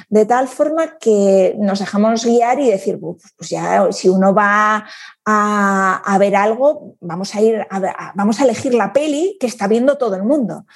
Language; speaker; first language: Spanish; native; Spanish